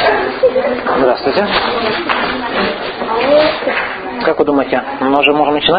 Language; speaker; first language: Russian; native; Russian